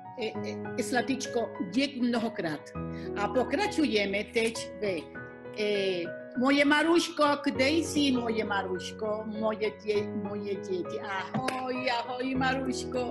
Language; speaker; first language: Czech; non-native, learner; Spanish